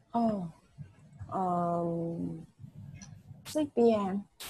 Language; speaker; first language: English; non-native, learner; Vietnamese